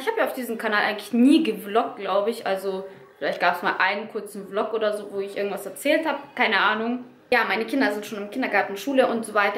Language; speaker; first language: German; early bilingual, other home language; Russian